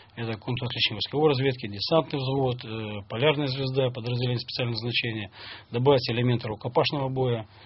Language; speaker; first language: Russian; native; Russian